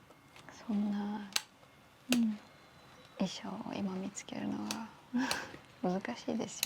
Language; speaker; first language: Japanese; non-native, fluent; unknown